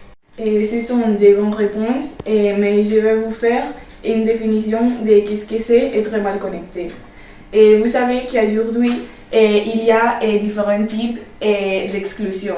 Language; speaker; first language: French; non-native, learner; Spanish